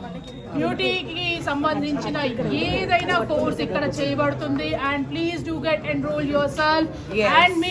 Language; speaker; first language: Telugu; native; Telugu